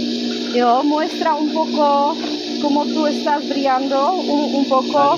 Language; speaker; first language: Spanish; non-native, learner; Czech